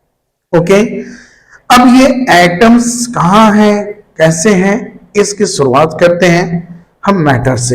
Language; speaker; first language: Hindi; native; Hindi